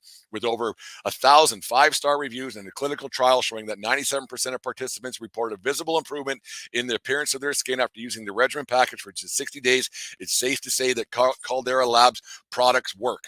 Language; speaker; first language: English; native; English